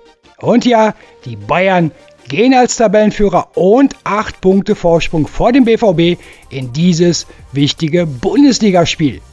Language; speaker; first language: German; native; German